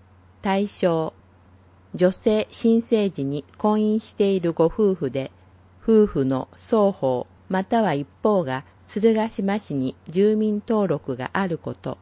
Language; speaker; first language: Japanese; native; Japanese